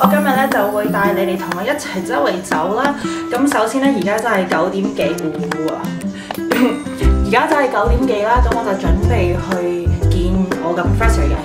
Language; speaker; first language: Cantonese; early bilingual, heritage; Cantonese